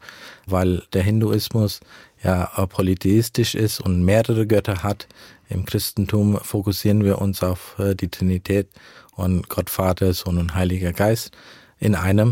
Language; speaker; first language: German; early bilingual, heritage; German